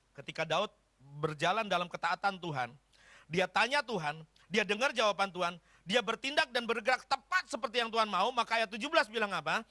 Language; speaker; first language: Indonesian; native; Indonesian